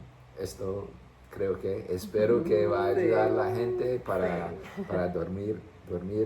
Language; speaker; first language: Spanish; non-native, fluent; English